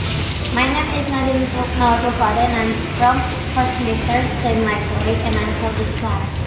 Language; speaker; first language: English; non-native, learner; Indonesian